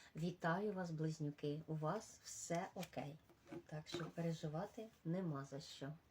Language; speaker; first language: Ukrainian; non-native, local second language; Russian